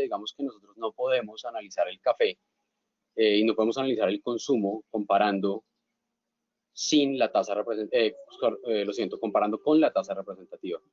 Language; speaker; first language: Spanish; native; Spanish